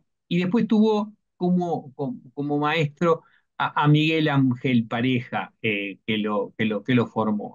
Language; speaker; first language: Spanish; native; Spanish